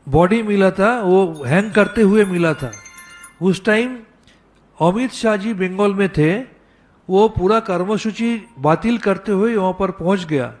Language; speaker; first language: Hindi; non-native, local second language; Bangla